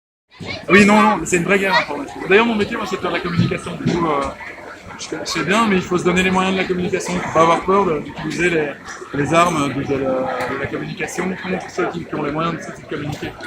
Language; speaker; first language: French; native; French